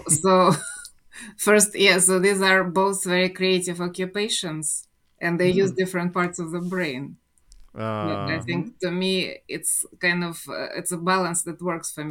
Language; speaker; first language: English; non-native, fluent; Russian